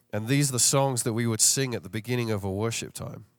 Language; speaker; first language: English; native; English